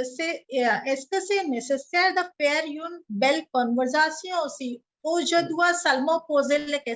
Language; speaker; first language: French; non-native, learner; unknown